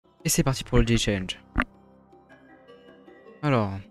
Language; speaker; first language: French; native; French